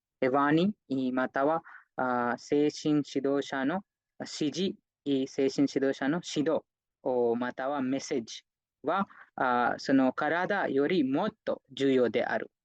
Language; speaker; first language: Japanese; non-native, fluent; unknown